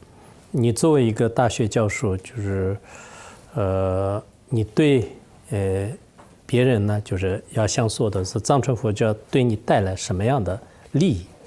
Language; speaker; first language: Chinese; non-native, fluent; Tibetan